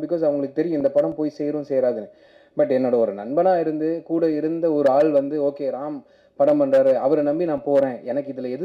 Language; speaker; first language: Tamil; native; Tamil